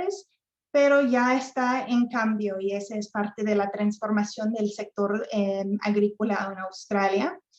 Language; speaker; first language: Spanish; non-native, fluent; English